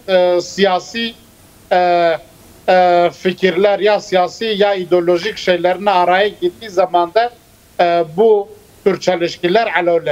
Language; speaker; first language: Turkish; non-native, fluent; Kurdish